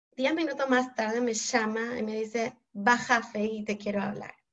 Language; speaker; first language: Spanish; non-native, fluent; English